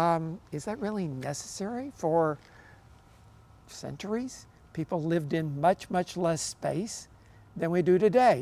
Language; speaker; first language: English; native; English